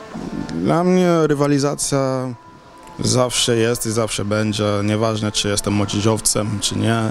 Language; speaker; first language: Polish; non-native, fluent; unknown